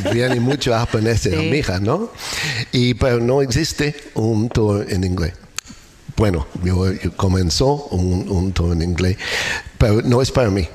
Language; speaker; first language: Spanish; non-native, learner; English